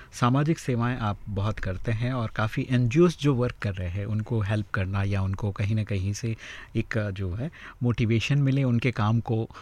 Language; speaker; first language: Hindi; native; Hindi